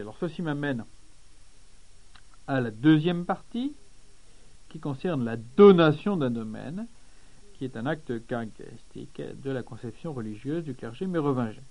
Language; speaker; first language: French; native; French